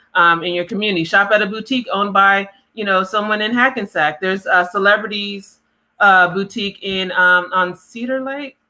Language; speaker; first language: English; native; English